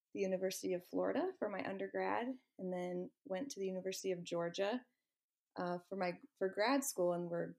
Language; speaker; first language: English; native; English